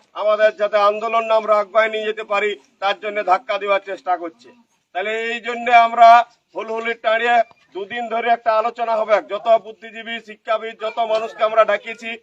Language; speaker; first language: Bangla; native; Bangla